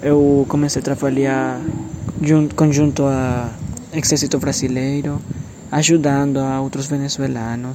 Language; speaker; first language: Portuguese; non-native, learner; Spanish